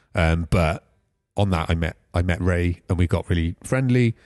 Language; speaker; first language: English; native; English